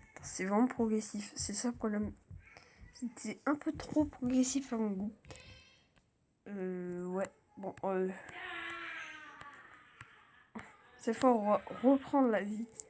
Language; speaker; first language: French; native; French